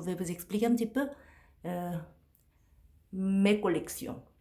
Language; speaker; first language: French; non-native, fluent; Korean